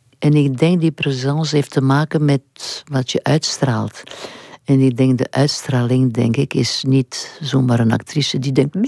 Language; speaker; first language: Dutch; non-native, local second language; French